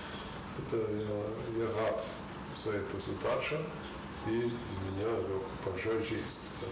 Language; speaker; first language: Russian; non-native, learner; German